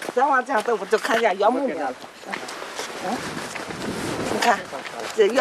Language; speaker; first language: Chinese; native; Chinese